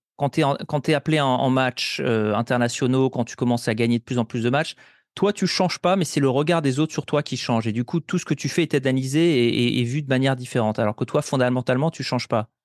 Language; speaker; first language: French; native; French